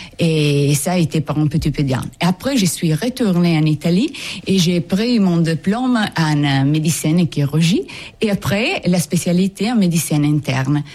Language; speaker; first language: French; non-native, fluent; Italian